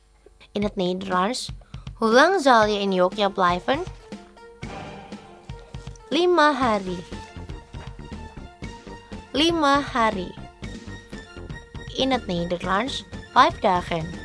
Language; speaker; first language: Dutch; non-native, fluent; Indonesian